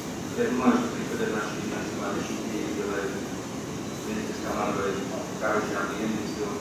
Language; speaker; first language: Russian; non-native, learner; Georgian